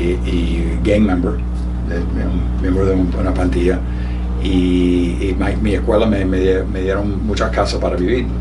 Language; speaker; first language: Spanish; early bilingual, heritage; Spanish